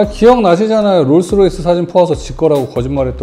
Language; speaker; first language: Korean; native; Korean